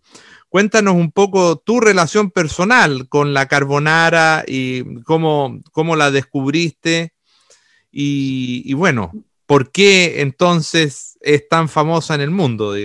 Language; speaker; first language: Spanish; native; Spanish